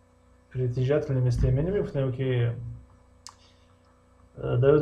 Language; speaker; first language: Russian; non-native, fluent; Tajik